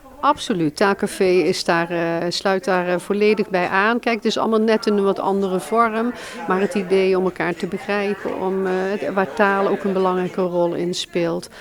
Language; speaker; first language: Dutch; native; Dutch